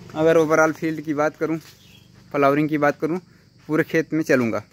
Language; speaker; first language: Hindi; native; Hindi